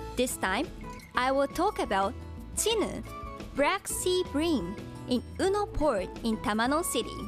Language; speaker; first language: English; non-native, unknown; Japanese